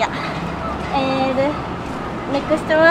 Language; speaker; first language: English; non-native, learner; Japanese